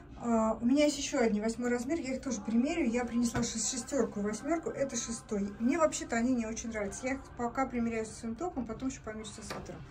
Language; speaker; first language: Russian; native; Russian